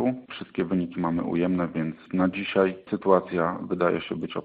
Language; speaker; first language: Polish; native; Polish